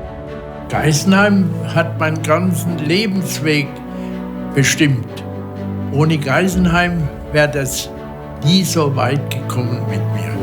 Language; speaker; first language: German; non-native, fluent; Italian